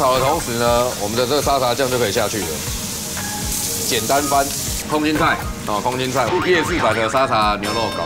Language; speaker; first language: Chinese; native; Chinese